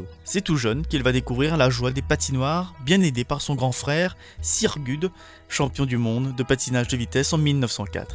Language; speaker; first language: French; native; French